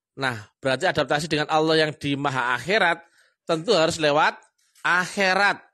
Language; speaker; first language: Indonesian; non-native, local second language; Javanese